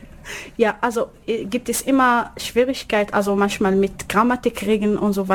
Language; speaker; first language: German; non-native, learner; Arabic